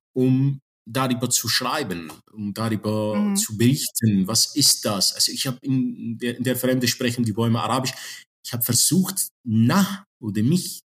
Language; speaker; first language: German; non-native, fluent; Arabic